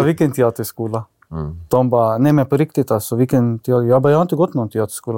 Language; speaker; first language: Swedish; early bilingual, other home language; Arabic